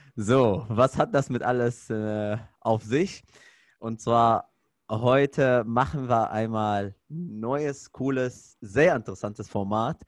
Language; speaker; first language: German; non-native, fluent; Arabic